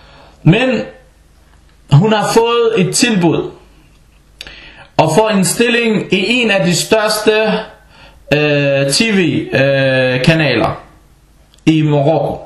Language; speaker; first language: Danish; non-native, fluent; Arabic